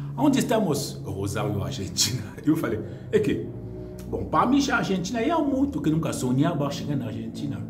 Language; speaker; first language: Portuguese; non-native, fluent; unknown